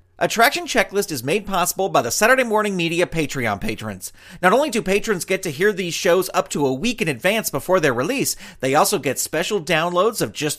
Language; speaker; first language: English; native; English